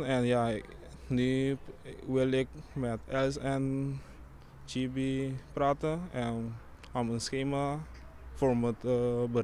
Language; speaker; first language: Dutch; non-native, local second language; Papiamento